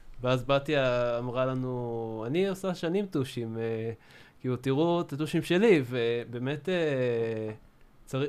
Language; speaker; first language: Hebrew; native; Hebrew